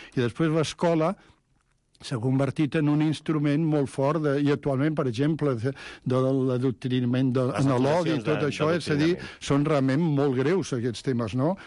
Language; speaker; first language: Catalan; native; Catalan